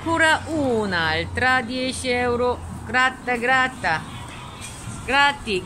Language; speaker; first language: Italian; non-native, learner; Korean